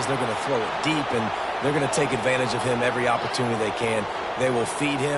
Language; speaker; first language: English; native; English